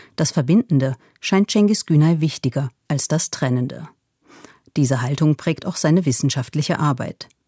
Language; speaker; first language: German; native; German